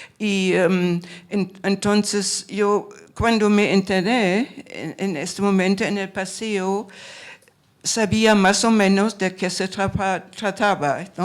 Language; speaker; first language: Spanish; non-native, fluent; German